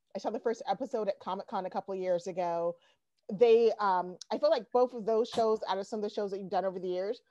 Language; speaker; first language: English; native; English